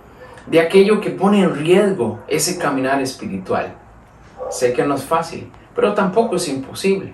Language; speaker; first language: Spanish; native; Spanish